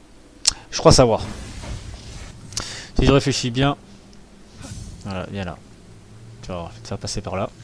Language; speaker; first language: French; native; French